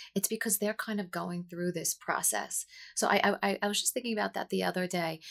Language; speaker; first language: English; native; English